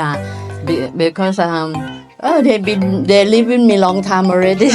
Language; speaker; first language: English; non-native, local second language; Thai